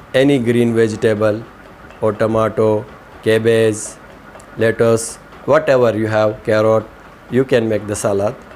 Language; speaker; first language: English; non-native, learner; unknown